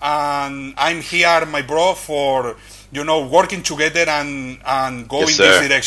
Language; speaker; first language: English; non-native, learner; Spanish